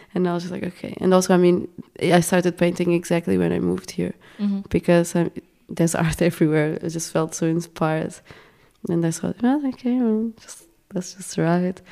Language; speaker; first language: English; non-native, fluent; Portuguese